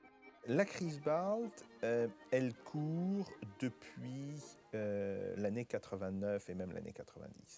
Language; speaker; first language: French; native; French